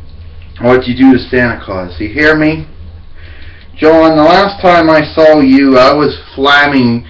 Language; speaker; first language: English; native; English